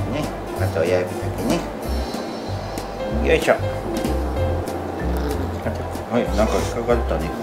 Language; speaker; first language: Japanese; native; Japanese